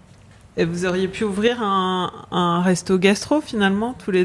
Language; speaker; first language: French; native; French